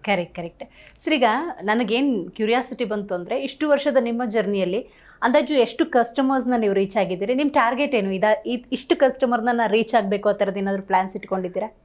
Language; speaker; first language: Kannada; native; Kannada